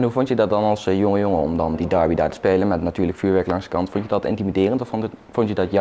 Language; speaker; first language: Dutch; native; Dutch